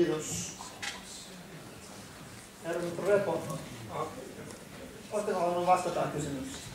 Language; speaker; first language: Finnish; native; Finnish